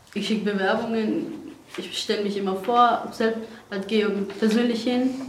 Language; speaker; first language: German; non-native, fluent; Persian